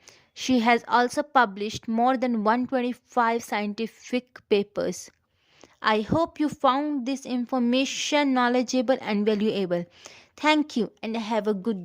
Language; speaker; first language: English; non-native, local second language; Hindi